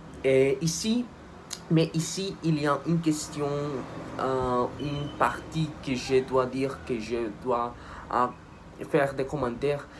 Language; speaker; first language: French; non-native, learner; Spanish